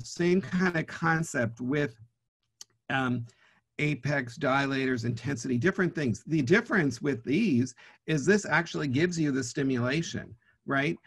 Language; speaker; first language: English; native; English